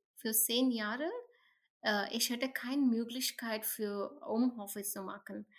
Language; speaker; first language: German; non-native, fluent; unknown